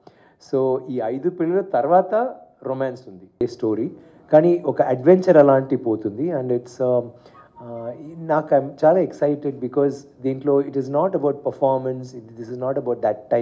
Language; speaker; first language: Telugu; non-native, learner; Tamil